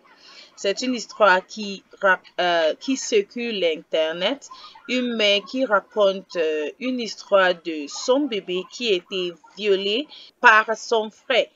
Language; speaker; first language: French; non-native, fluent; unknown